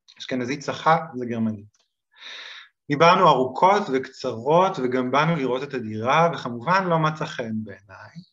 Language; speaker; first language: Hebrew; native; Hebrew